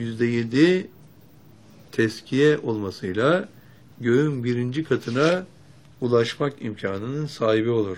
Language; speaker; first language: Turkish; native; Turkish